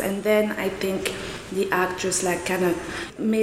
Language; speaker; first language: English; non-native, local second language; Kinyarwanda